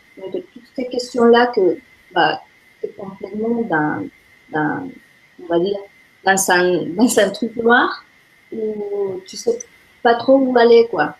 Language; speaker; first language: French; non-native, fluent; Spanish